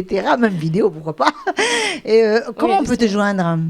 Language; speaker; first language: French; native; French